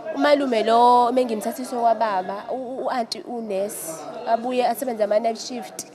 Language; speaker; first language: Zulu; native; Zulu